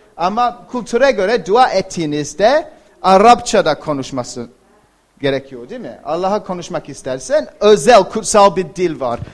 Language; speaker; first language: Turkish; non-native, fluent; English